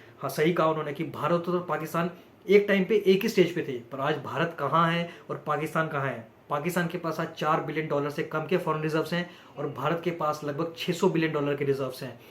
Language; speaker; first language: Hindi; native; Hindi